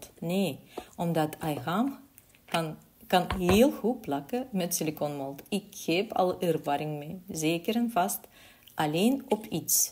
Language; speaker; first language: Dutch; non-native, learner; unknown